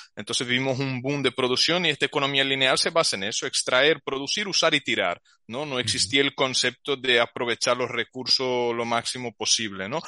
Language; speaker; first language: Spanish; non-native, fluent; Portuguese